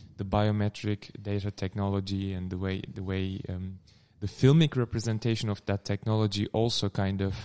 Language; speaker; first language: English; non-native, fluent; Turkish